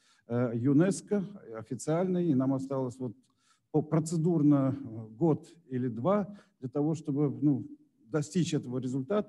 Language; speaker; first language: Russian; native; Russian